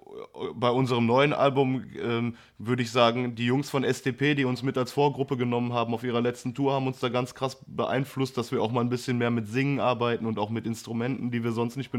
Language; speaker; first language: German; native; German